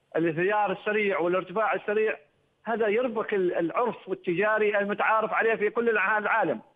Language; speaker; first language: Arabic; native; Arabic